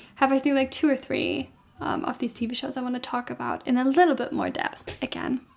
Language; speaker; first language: English; non-native, fluent; German